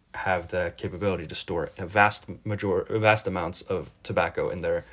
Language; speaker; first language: English; early bilingual, other home language; Swedish